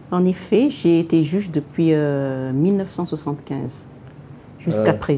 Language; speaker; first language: French; non-native, local second language; Malagasy